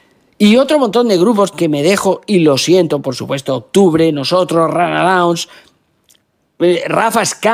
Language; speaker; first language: Spanish; native; Spanish